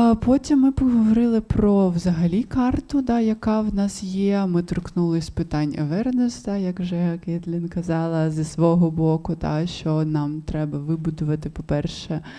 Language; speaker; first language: Ukrainian; non-native, local second language; Russian